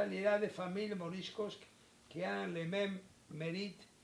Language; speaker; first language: French; non-native, learner; Spanish